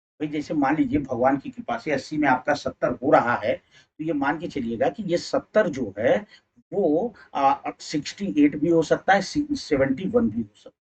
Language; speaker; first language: Hindi; native; Hindi